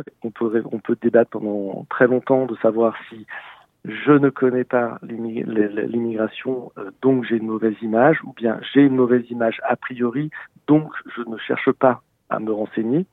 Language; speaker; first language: French; native; French